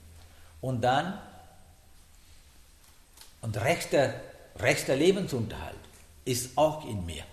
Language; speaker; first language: German; non-native, learner; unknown